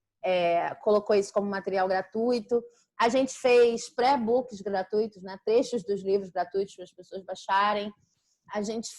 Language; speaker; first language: Portuguese; native; Portuguese